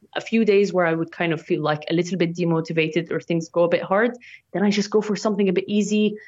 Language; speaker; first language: English; non-native, fluent; Arabic